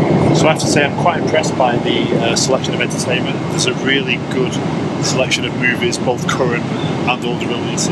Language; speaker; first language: English; native; English